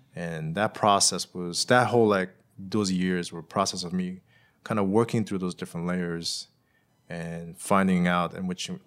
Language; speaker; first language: English; native; English